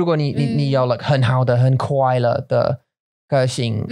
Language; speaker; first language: Chinese; non-native, learner; English